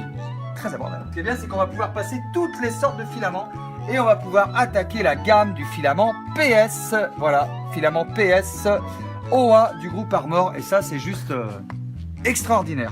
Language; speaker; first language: French; native; French